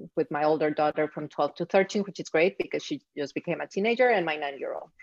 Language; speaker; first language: English; non-native, fluent; Spanish